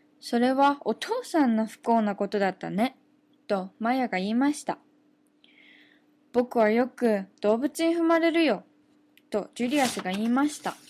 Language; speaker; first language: Japanese; native; Japanese